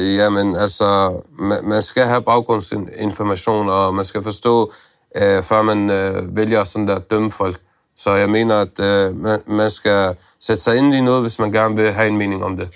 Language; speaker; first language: Danish; early bilingual, other home language; Arabic